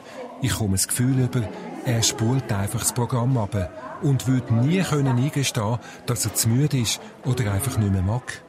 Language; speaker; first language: German; native; German